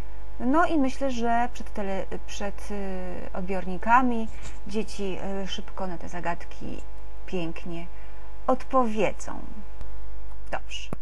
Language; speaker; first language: Polish; native; Polish